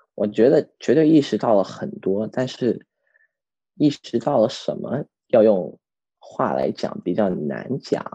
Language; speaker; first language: Chinese; early bilingual, heritage; Chinese